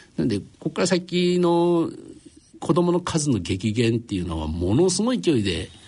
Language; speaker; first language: Japanese; native; Japanese